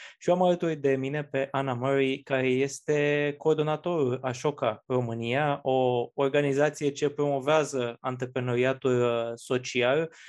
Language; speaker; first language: Romanian; native; Romanian